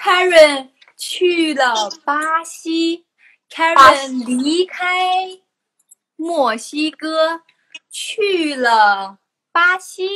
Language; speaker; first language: Chinese; non-native, learner; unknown